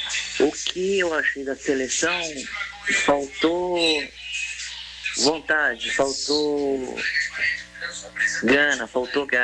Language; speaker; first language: Portuguese; native; Portuguese